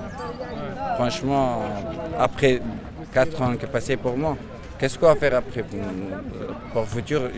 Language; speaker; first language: French; non-native, learner; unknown